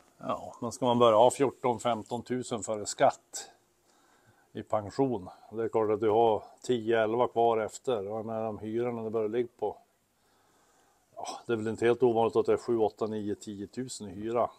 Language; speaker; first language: Swedish; native; Swedish